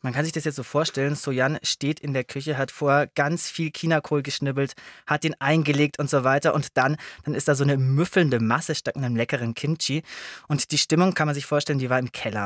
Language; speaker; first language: German; native; German